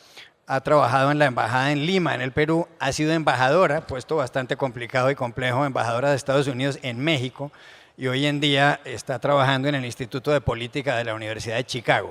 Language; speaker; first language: Spanish; native; Spanish